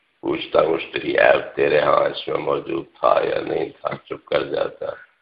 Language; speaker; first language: Urdu; non-native, local second language; Punjabi